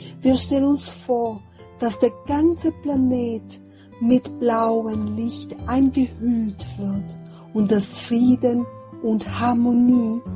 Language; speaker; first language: German; non-native, fluent; Portuguese